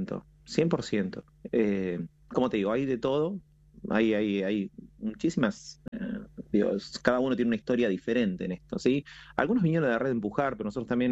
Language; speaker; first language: Spanish; native; Spanish